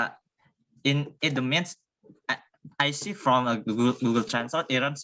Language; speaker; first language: English; non-native, learner; Indonesian